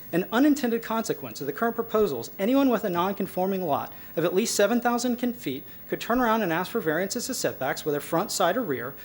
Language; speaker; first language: English; native; English